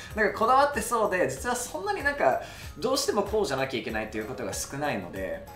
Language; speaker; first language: Japanese; non-native, fluent; English